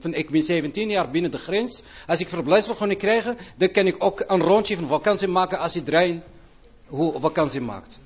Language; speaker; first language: Dutch; non-native, fluent; Arabic